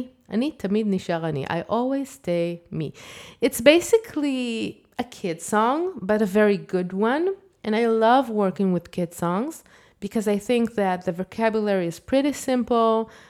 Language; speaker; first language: English; non-native, fluent; Hebrew